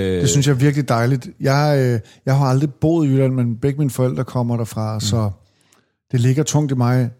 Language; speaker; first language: Danish; native; Danish